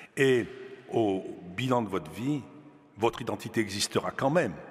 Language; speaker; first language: French; native; French